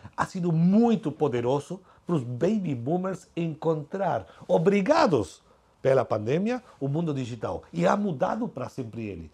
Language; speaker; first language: Portuguese; non-native, fluent; Spanish